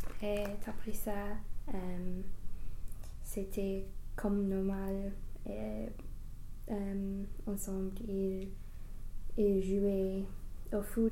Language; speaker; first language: French; non-native, learner; English